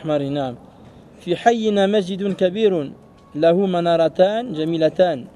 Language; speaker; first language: Arabic; non-native, fluent; French